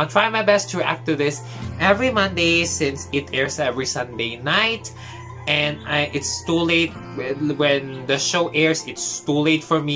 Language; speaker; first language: English; non-native, local second language; Filipino